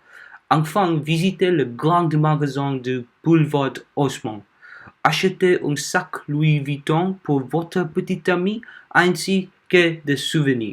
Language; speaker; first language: French; non-native, learner; Korean